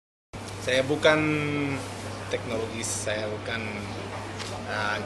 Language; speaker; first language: Indonesian; non-native, learner; English